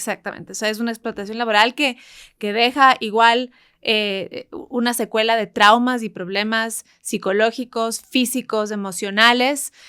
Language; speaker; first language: Spanish; native; Spanish